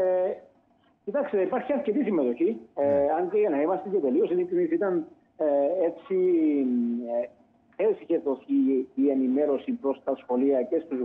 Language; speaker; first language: Greek; native; Greek